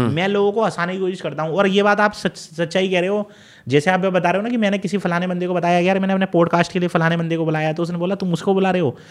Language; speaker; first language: Hindi; native; Hindi